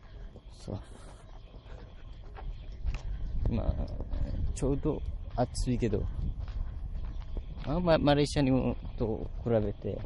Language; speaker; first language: Japanese; non-native, learner; Malay